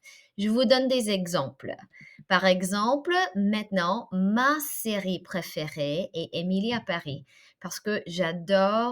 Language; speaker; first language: French; non-native, fluent; English